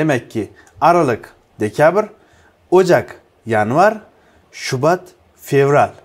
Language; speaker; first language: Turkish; non-native, fluent; Uzbek